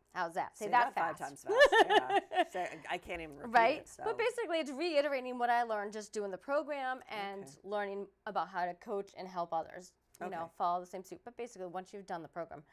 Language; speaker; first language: English; native; English